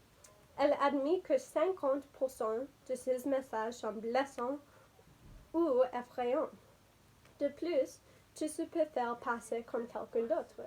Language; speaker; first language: French; non-native, learner; English